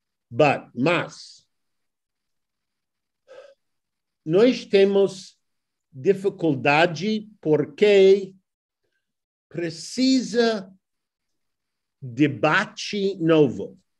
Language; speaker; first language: Portuguese; non-native, learner; English